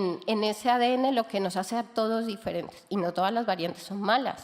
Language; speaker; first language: Spanish; native; Spanish